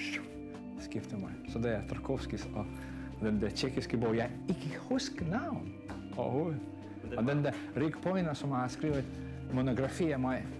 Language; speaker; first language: Danish; non-native, fluent; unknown